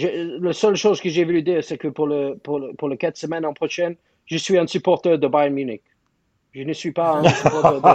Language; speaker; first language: French; non-native, fluent; English